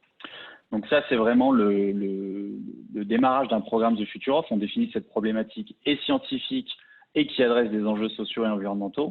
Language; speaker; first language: French; native; French